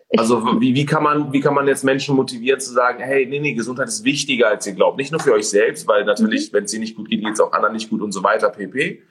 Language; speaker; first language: German; early bilingual, other home language; Persian